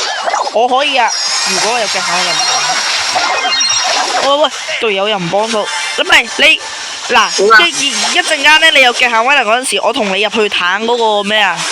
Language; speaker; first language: Chinese; early bilingual, heritage; Cantonese